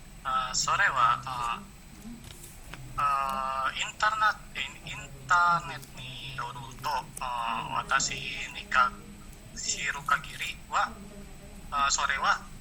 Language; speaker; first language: Japanese; non-native, learner; Indonesian